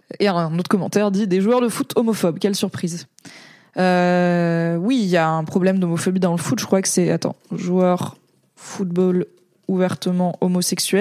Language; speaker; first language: French; native; French